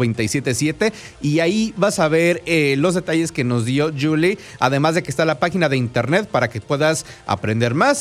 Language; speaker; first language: Spanish; native; Spanish